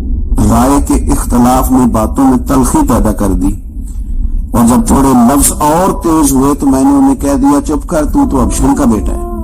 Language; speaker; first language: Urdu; non-native, local second language; Punjabi